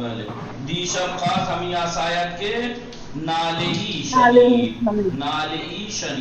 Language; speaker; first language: Persian; non-native, fluent; Urdu